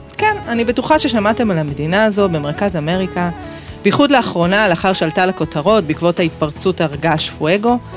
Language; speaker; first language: Hebrew; native; Hebrew